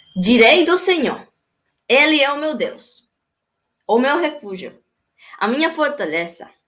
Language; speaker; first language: Portuguese; non-native, learner; Spanish